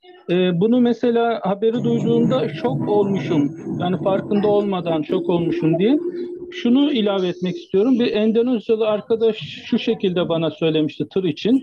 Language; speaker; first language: Turkish; native; Turkish